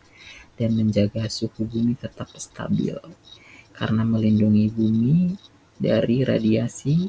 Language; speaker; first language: Indonesian; native; Indonesian